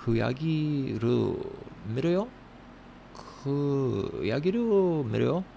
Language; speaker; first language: Korean; non-native, learner; English